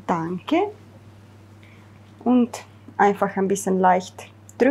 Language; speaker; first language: German; non-native, fluent; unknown